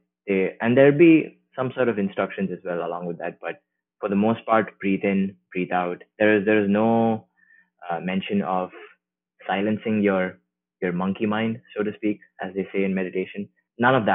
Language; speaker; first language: English; non-native, local second language; Tamil